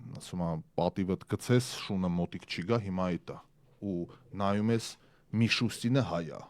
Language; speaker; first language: Armenian; early bilingual, heritage; Armenian